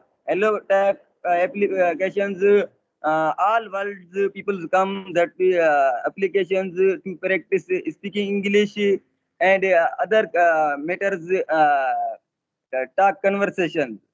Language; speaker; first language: English; non-native, learner; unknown